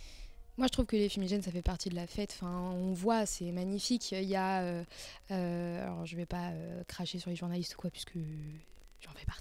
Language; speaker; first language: French; native; French